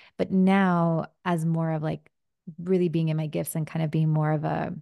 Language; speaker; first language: English; early bilingual, other home language; Spanish